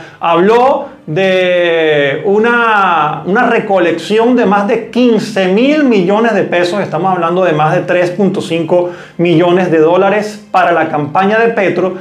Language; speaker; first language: Spanish; native; Spanish